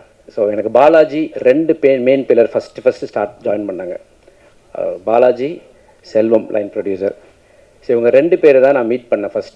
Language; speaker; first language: Tamil; native; Tamil